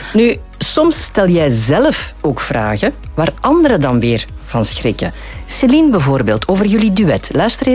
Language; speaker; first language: Dutch; native; Dutch